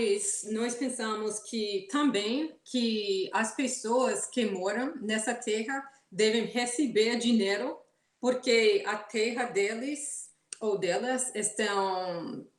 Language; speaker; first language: Portuguese; non-native, fluent; English